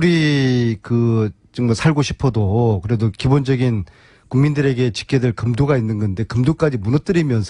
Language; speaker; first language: Korean; native; Korean